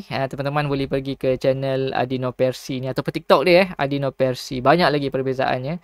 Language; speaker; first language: Malay; native; Malay